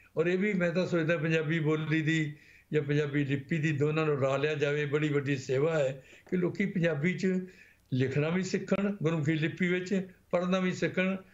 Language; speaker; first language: Punjabi; native; Punjabi